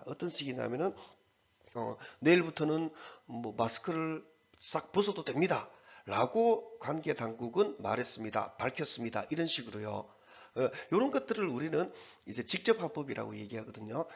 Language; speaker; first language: Korean; native; Korean